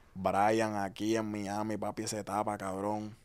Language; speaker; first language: Spanish; native; Spanish